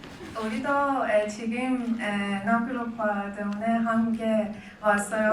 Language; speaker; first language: Korean; non-native, learner; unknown